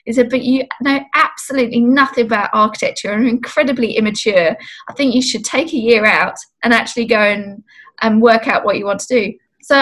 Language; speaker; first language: English; native; English